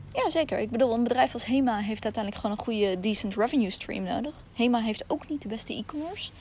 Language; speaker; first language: Dutch; early bilingual, other home language; Russian